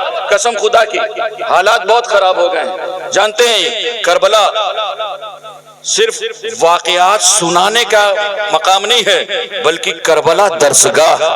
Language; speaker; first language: Urdu; native; Urdu